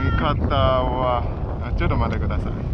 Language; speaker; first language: Japanese; non-native, learner; Chinese